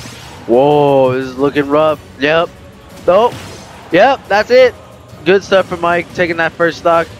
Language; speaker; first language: English; native; English